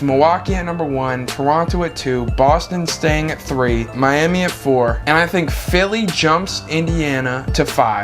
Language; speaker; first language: English; native; English